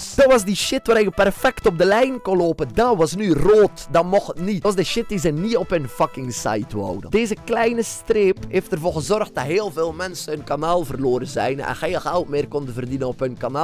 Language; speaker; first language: Dutch; native; Dutch